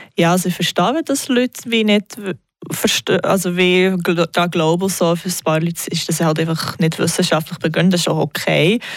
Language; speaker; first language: German; non-native, local second language; English